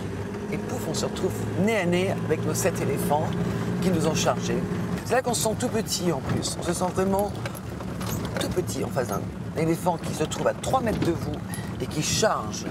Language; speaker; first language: French; native; French